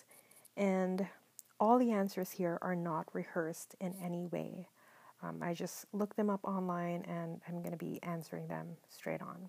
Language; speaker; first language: English; non-native, local second language; Filipino